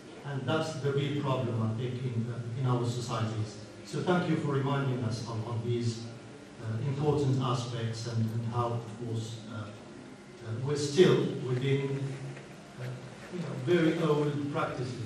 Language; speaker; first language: English; non-native, fluent; Arabic